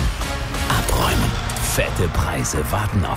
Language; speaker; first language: German; native; German